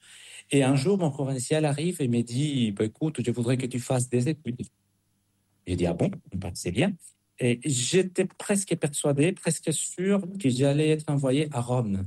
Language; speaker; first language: French; non-native, fluent; Spanish